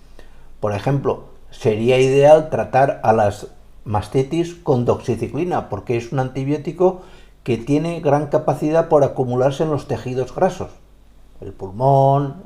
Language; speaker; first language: Spanish; native; Spanish